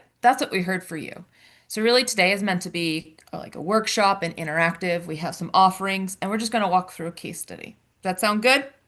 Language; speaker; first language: English; native; English